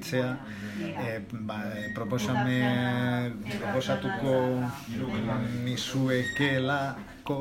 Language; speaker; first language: Basque; non-native, learner; Spanish